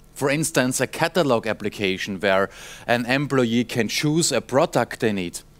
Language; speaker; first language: English; non-native, fluent; German